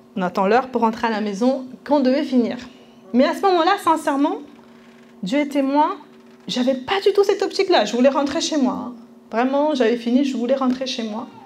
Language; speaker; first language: French; early bilingual, other home language; Spanish